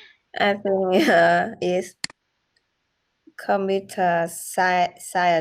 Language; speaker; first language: English; non-native, learner; Vietnamese